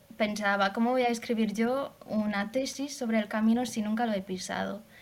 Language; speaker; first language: Spanish; non-native, fluent; Hungarian